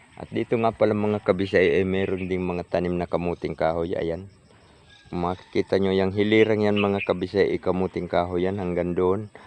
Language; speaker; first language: Filipino; non-native, local second language; Cebuano